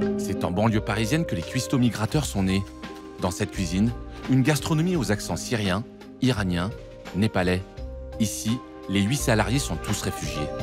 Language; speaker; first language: French; native; French